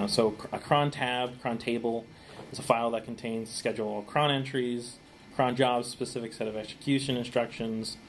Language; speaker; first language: English; native; English